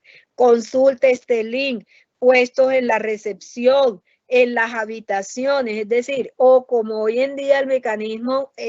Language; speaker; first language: Spanish; native; Spanish